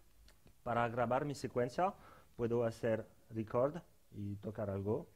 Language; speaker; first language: Spanish; non-native, fluent; French